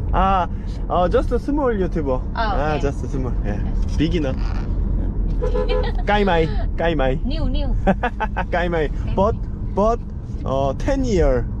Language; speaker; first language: English; non-native, learner; Korean